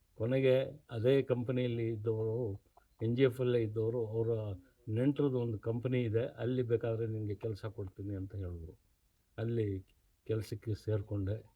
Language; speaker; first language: Kannada; non-native, local second language; Urdu